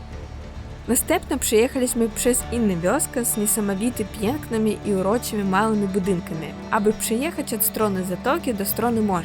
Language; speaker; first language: Polish; non-native, learner; Russian